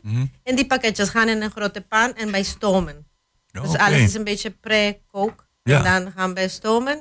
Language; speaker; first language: Dutch; non-native, fluent; Spanish